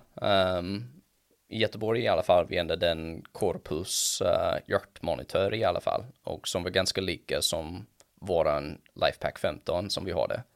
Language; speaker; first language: Swedish; non-native, fluent; English